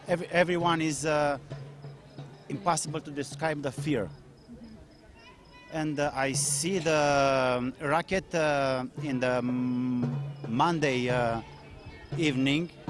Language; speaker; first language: English; non-native, learner; Romanian